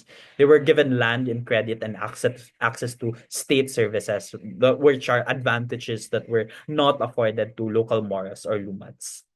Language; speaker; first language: English; non-native, local second language; Cebuano